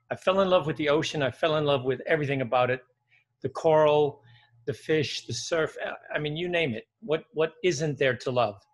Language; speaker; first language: English; early bilingual, other home language; Dutch